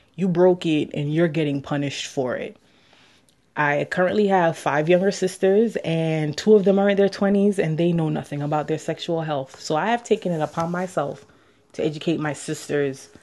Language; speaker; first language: English; native; English